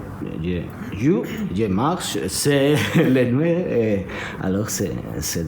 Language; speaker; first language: French; non-native, learner; Spanish